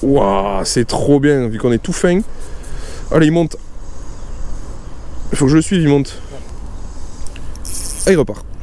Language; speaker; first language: French; native; French